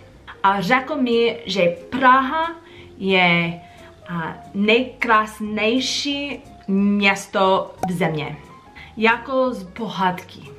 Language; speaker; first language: Czech; non-native, learner; English